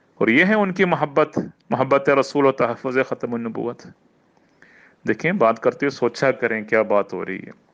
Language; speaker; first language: Urdu; non-native, fluent; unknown